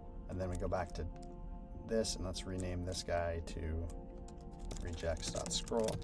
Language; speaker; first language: English; native; English